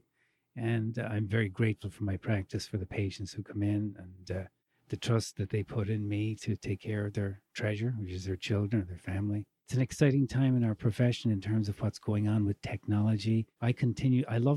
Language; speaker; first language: English; native; English